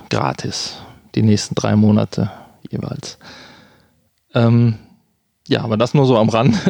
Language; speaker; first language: German; native; German